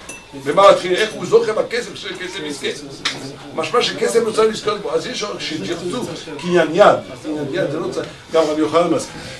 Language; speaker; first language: Hebrew; non-native, fluent; French